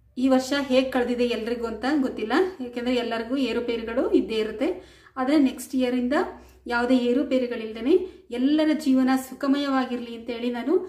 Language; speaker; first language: Kannada; native; Kannada